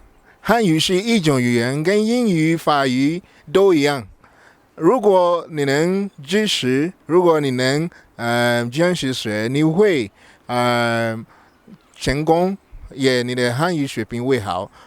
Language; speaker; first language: Chinese; non-native, fluent; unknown